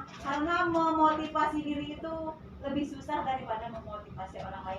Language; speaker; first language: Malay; non-native, local second language; Sundanese